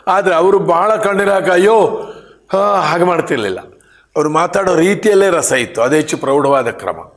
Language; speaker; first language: Kannada; non-native, local second language; Marathi